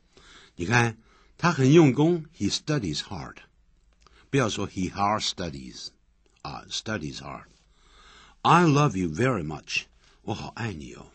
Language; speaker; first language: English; non-native, fluent; Chinese